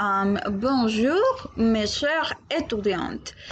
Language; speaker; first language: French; non-native, learner; Spanish